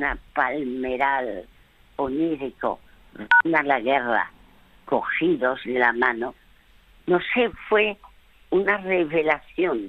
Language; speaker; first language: Spanish; early bilingual, other home language; French